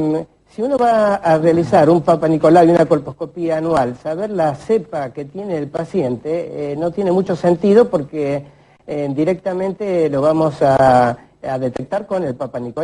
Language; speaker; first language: Spanish; native; Spanish